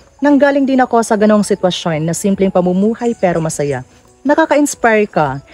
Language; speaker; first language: Filipino; non-native, local second language; Waray